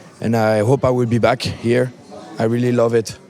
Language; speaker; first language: English; non-native, learner; French